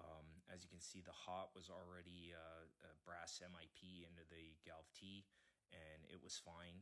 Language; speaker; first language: English; native; English